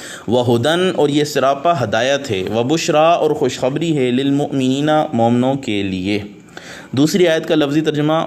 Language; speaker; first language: Urdu; native; Urdu